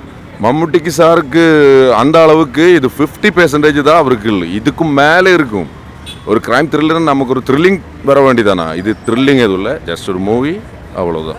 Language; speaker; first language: Tamil; non-native, local second language; Malayalam